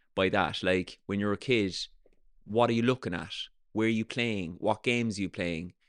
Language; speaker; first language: English; native; English